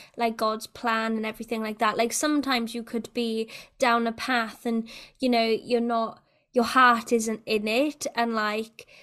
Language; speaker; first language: English; native; English